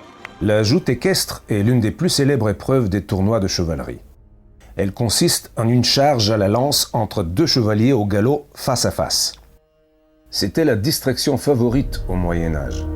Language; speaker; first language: French; native; French